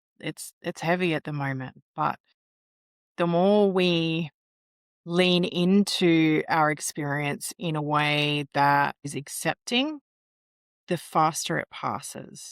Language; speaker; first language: English; native; English